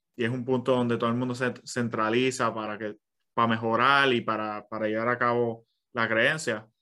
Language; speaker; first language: Spanish; early bilingual, other home language; English